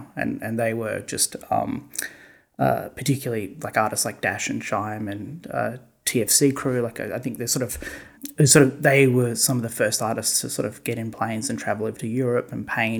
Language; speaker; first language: English; native; English